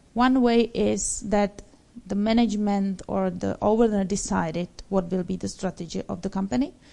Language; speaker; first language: English; non-native, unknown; Czech